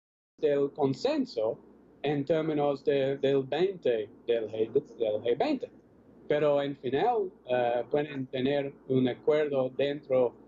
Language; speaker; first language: Spanish; non-native, fluent; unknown